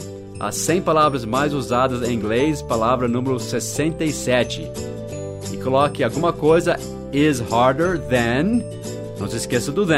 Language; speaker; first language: Portuguese; non-native, fluent; English